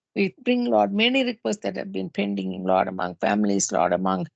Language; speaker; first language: English; non-native, local second language; Tamil